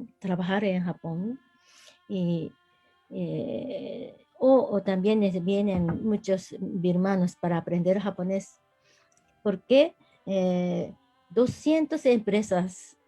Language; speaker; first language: Spanish; non-native, learner; Japanese